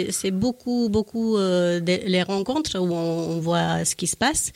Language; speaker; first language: French; native; French